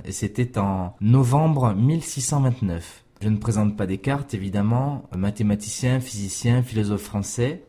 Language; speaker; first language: French; native; French